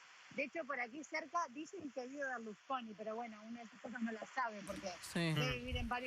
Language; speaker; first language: Spanish; native; Spanish